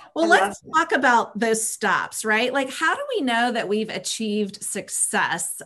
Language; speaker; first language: English; native; English